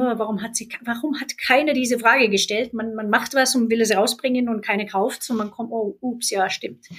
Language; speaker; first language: German; non-native, fluent; Swedish